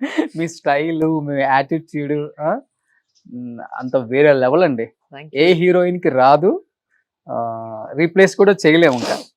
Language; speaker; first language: Telugu; native; Telugu